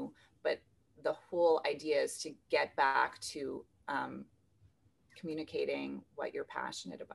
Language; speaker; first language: English; native; English